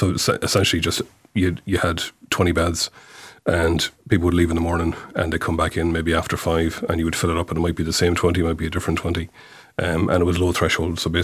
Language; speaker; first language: English; native; English